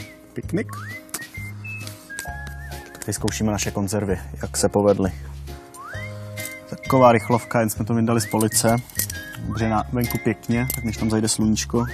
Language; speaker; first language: Czech; native; Czech